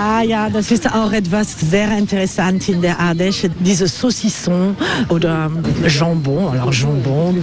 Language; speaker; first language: German; non-native, learner; French